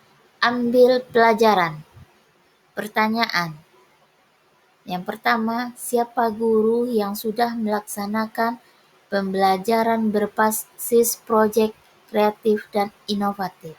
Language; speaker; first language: Indonesian; native; Indonesian